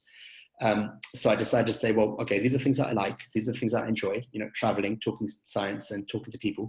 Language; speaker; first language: English; native; English